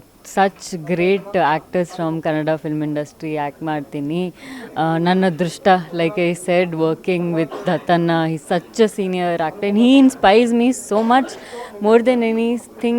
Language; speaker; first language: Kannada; non-native, learner; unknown